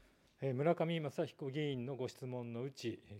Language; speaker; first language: Japanese; native; Japanese